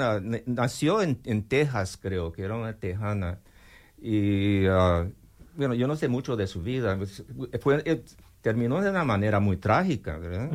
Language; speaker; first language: Spanish; non-native, learner; English